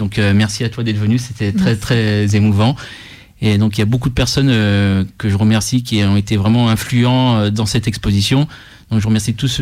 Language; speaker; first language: French; native; French